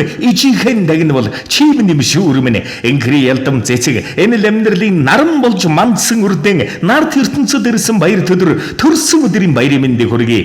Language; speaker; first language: Mongolian; native; Mongolian